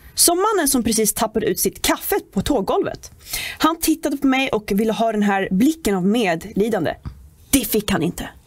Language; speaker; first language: Swedish; native; Swedish